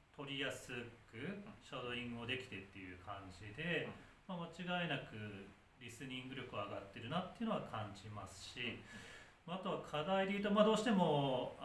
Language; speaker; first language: Japanese; native; Japanese